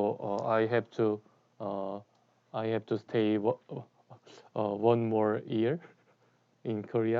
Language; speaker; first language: English; non-native, learner; Korean